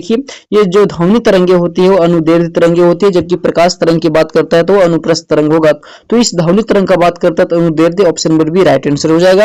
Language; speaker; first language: Hindi; native; Hindi